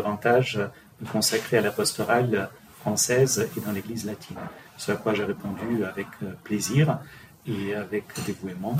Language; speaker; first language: French; non-native, fluent; Ukrainian